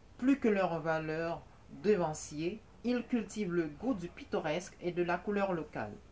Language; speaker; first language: French; non-native, local second language; Haitian Creole